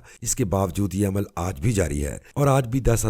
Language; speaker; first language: Urdu; native; Urdu